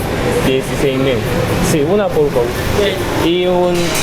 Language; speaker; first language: Spanish; non-native, learner; Korean